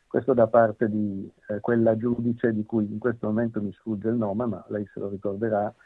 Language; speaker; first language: Italian; native; Italian